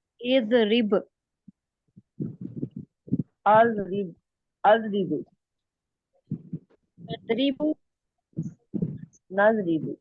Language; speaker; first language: Arabic; non-native, learner; Urdu